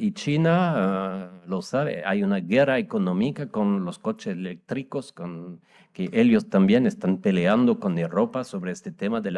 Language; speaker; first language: Spanish; non-native, fluent; French